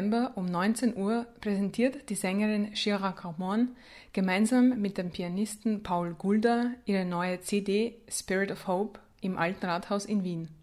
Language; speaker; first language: German; native; German